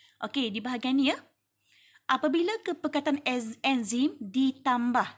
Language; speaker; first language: Malay; native; Malay